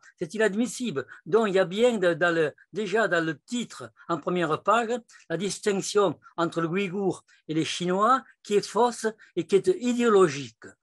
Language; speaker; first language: French; native; French